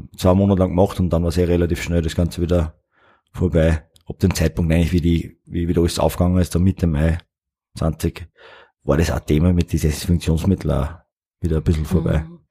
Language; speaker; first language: German; native; German